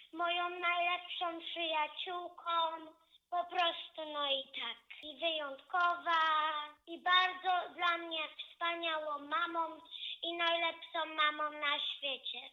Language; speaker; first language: Polish; early bilingual, heritage; Polish